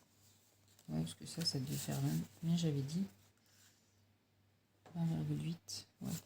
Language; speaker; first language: French; native; French